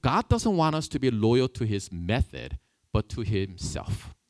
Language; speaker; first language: English; early bilingual, other home language; Korean